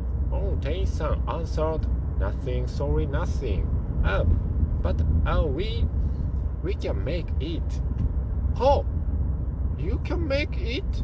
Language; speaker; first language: English; non-native, learner; Japanese